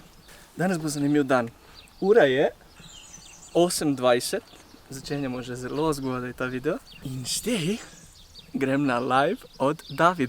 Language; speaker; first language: Slovenian; native; Slovenian